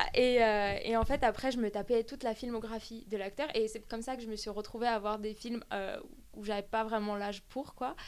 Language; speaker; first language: French; early bilingual, other home language; Armenian